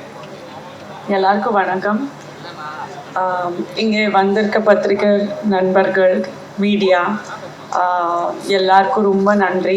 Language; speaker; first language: Tamil; non-native, fluent; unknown